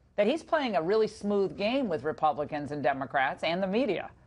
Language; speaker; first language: English; native; English